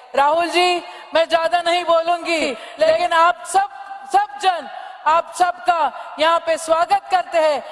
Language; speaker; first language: Hindi; non-native, local second language; Marathi